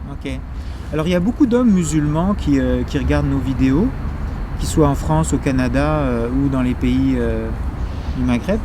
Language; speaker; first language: French; native; French